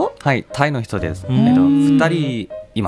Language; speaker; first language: Japanese; non-native, learner; Thai